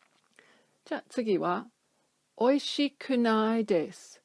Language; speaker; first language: Japanese; non-native, fluent; English